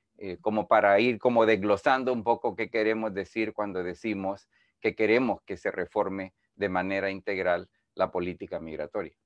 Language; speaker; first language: Spanish; native; Spanish